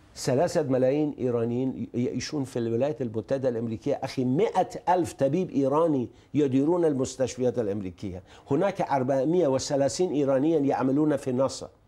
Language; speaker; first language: Arabic; non-native, fluent; Persian